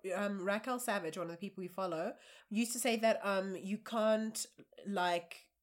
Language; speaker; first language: English; native; English